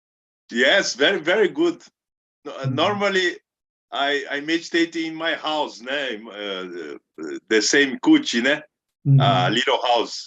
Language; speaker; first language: English; non-native, learner; Portuguese